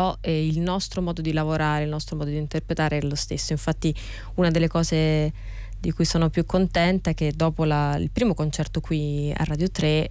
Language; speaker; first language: Italian; native; Italian